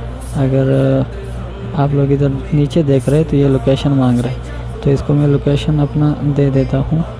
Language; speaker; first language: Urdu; non-native, local second language; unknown